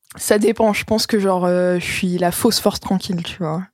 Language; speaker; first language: French; native; French